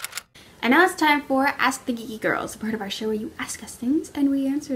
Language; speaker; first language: English; native; English